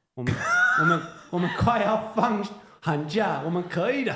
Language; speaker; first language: Chinese; non-native, fluent; English